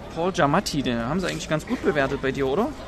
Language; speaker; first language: German; native; German